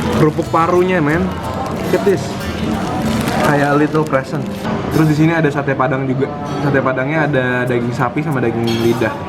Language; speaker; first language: Indonesian; native; Indonesian